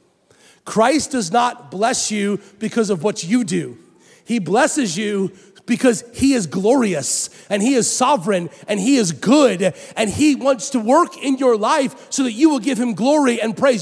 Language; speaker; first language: English; native; English